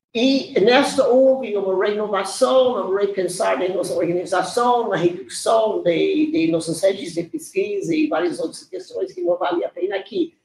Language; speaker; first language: Portuguese; non-native, fluent; English